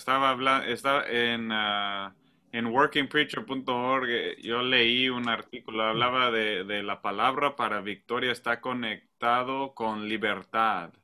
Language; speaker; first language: Spanish; non-native, fluent; English